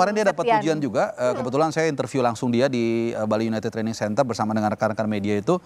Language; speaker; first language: Indonesian; native; Indonesian